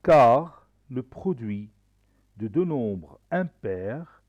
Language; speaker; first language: French; non-native, local second language; Arabic